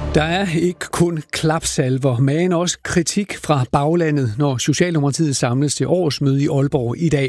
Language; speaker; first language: Danish; native; Danish